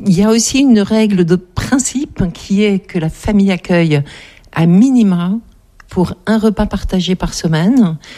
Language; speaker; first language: French; native; French